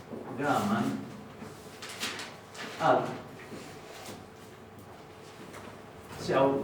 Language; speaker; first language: Icelandic; non-native, learner; Spanish